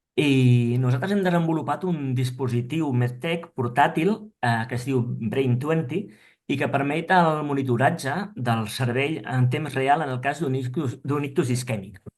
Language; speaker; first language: Catalan; non-native, local second language; Spanish